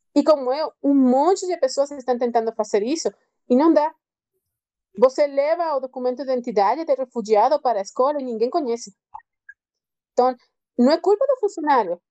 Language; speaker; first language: Portuguese; non-native, fluent; Spanish